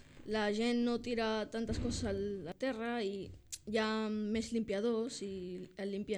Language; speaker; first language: Catalan; early bilingual, other home language; Georgian